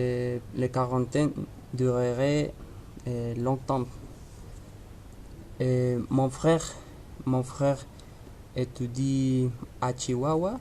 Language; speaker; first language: French; non-native, learner; Spanish